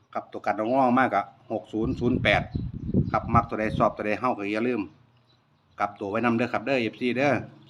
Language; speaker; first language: Thai; native; Thai